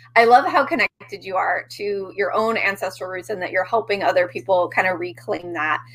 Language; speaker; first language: English; native; English